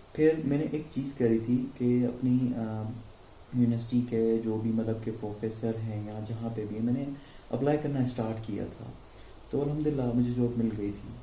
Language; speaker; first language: Urdu; non-native, local second language; Sindhi